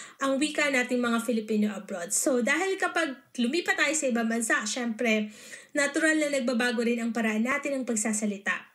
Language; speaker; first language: Filipino; native; Filipino